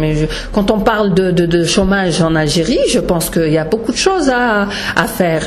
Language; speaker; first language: French; non-native, local second language; Arabic